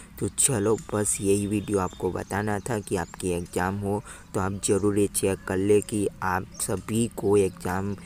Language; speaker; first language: Hindi; non-native, local second language; Gujarati